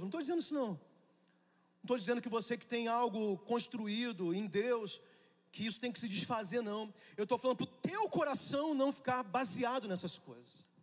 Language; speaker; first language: Portuguese; native; Portuguese